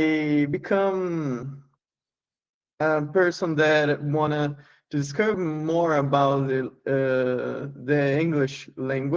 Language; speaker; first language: English; non-native, learner; Portuguese